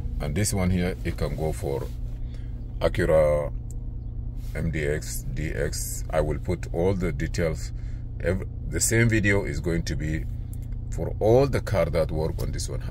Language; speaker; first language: English; non-native, fluent; Arabic